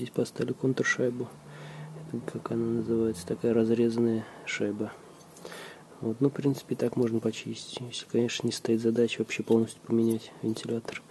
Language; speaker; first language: Russian; native; Russian